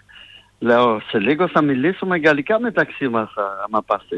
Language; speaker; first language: Greek; non-native, fluent; French